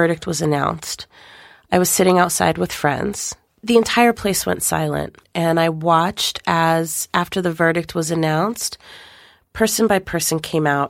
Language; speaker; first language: English; native; English